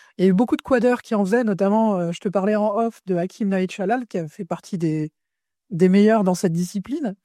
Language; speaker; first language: French; native; French